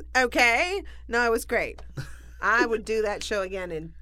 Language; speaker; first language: English; non-native, fluent; Spanish